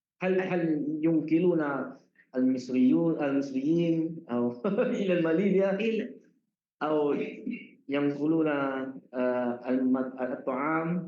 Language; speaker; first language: Arabic; non-native, learner; Malay